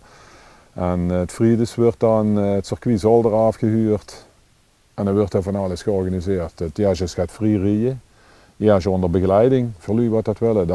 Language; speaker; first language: Dutch; native; Dutch